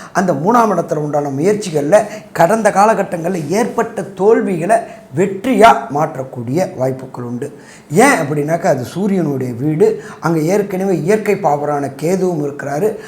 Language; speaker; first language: Tamil; native; Tamil